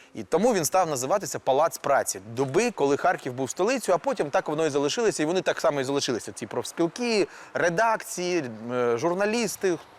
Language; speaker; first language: Ukrainian; native; Ukrainian